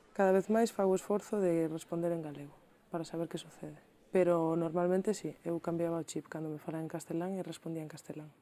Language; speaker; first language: Galician; early bilingual, other home language; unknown